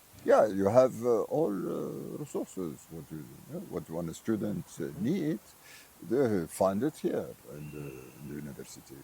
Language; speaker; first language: English; non-native, fluent; Arabic